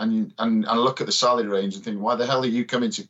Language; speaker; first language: English; native; English